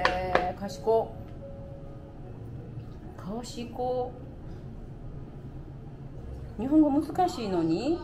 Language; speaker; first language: Japanese; native; Japanese